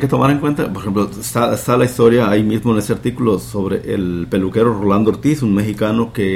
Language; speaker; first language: Spanish; native; Spanish